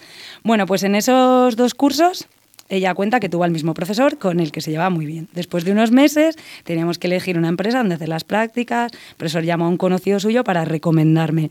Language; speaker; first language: Spanish; native; Spanish